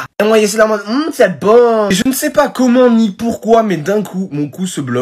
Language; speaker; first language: French; native; French